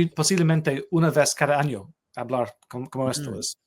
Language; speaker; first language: Spanish; non-native, learner; English